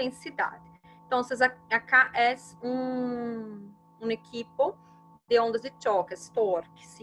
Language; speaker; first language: Spanish; non-native, fluent; Portuguese